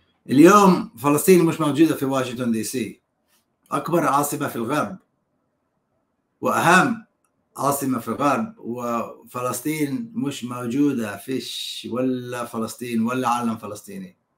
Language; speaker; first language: Arabic; non-native, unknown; Hebrew